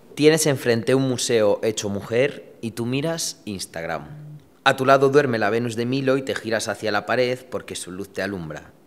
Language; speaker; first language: Spanish; early bilingual, other home language; Romanian